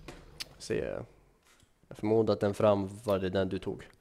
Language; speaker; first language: Swedish; native; Swedish